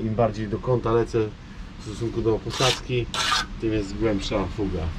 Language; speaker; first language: Polish; native; Polish